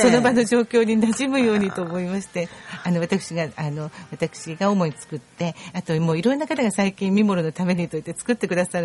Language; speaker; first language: Japanese; native; Japanese